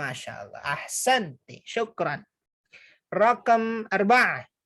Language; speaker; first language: Arabic; non-native, fluent; Indonesian